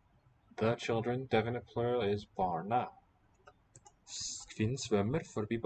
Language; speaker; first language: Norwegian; non-native, learner; English